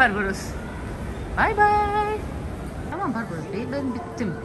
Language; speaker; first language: Turkish; non-native, learner; Russian